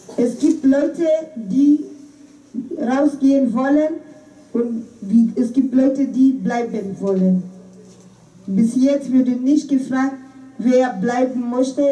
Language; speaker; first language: German; non-native, fluent; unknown